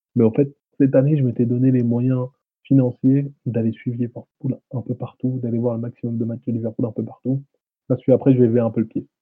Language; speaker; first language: French; native; French